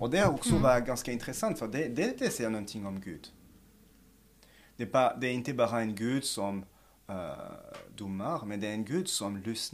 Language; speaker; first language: Swedish; non-native, fluent; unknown